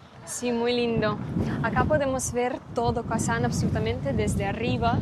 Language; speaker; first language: Spanish; non-native, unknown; Russian